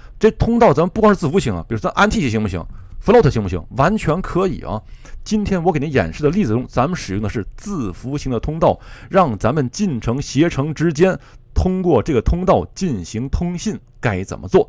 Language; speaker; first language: Chinese; native; Chinese